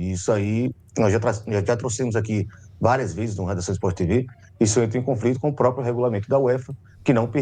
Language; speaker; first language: Portuguese; native; Portuguese